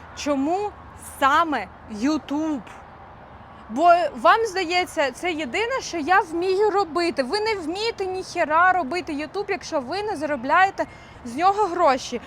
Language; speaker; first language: Ukrainian; non-native, local second language; Russian